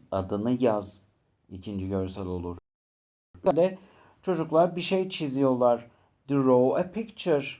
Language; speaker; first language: Turkish; native; Turkish